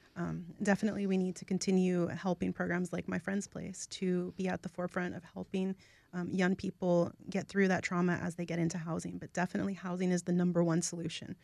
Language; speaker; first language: English; native; English